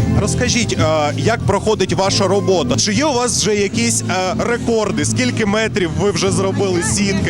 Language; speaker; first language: Ukrainian; native; Ukrainian